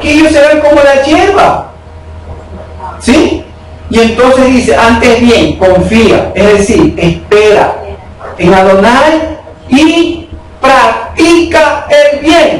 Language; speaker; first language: Spanish; native; Spanish